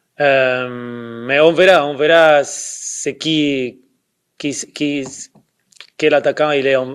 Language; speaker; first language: French; non-native, fluent; Spanish